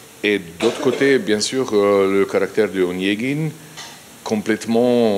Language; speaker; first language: French; non-native, fluent; Slovenian